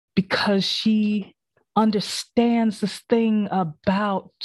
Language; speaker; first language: English; native; English